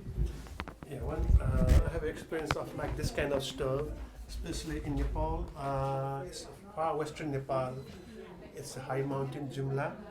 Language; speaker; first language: English; non-native, fluent; Nepali